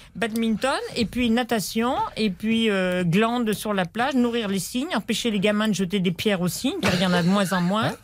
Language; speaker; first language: French; native; French